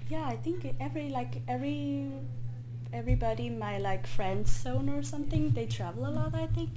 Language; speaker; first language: English; non-native, fluent; Swiss German